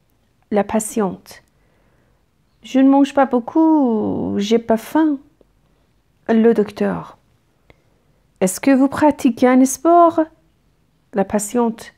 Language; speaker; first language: French; non-native, fluent; Persian